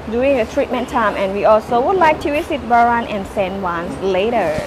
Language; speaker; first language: English; non-native, learner; Thai